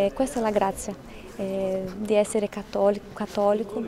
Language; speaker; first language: Italian; non-native, fluent; Portuguese